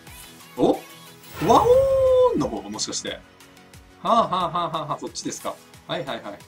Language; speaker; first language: Japanese; native; Japanese